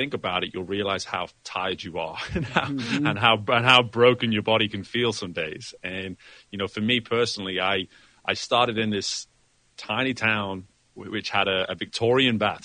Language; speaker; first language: English; native; English